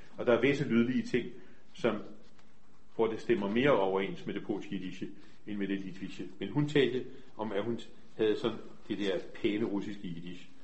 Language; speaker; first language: Danish; native; Danish